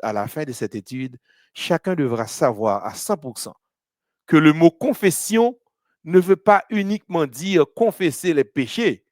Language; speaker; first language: French; non-native, local second language; Haitian Creole